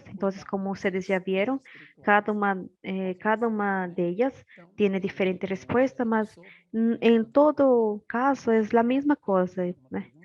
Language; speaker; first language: Spanish; non-native, learner; Portuguese